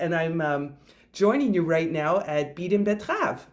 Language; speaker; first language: English; native; English